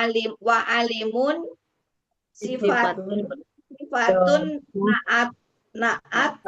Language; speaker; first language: Arabic; non-native, learner; Indonesian